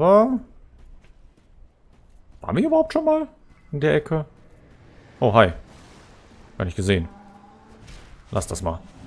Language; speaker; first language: German; native; German